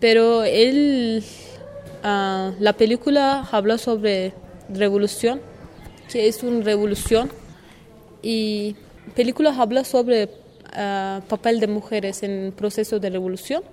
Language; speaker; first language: Spanish; non-native, learner; Kurdish